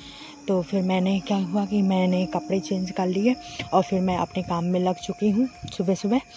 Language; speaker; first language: Hindi; native; Hindi